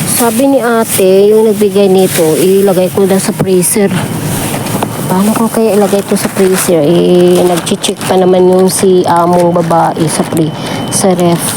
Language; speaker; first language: Filipino; non-native, local second language; Cebuano